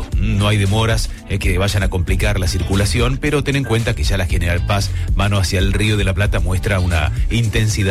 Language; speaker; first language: Spanish; native; Spanish